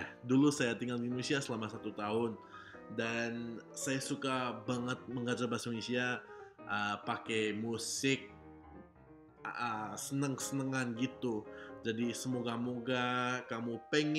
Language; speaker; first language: Indonesian; non-native, fluent; English